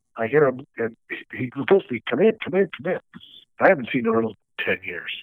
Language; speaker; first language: English; native; English